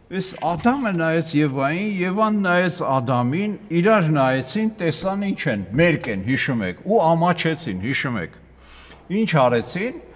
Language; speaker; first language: Armenian; native; Armenian